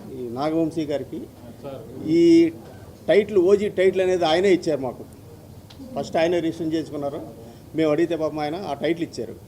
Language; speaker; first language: Telugu; native; Telugu